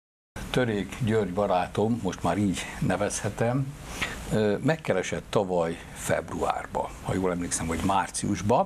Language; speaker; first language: Hungarian; native; Hungarian